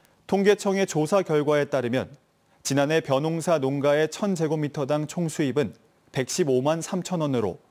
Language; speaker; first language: Korean; native; Korean